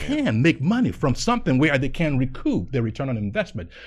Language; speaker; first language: English; non-native, local second language; Yoruba